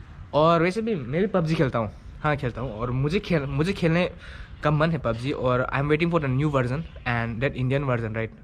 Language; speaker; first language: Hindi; non-native, local second language; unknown